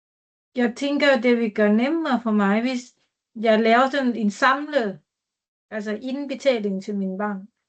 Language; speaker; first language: Danish; non-native, learner; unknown